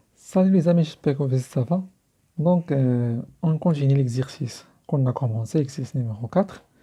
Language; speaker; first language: French; non-native, local second language; Arabic